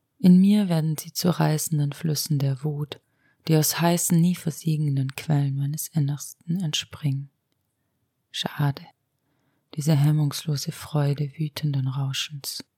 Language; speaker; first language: German; early bilingual, other home language; Romanian